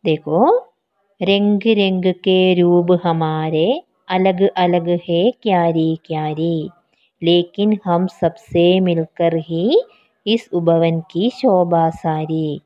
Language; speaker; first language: Hindi; non-native, local second language; Malayalam